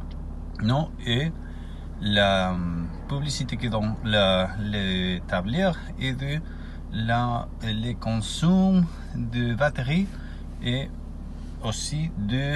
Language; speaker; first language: French; non-native, learner; Spanish